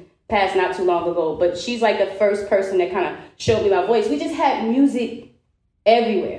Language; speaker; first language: English; native; English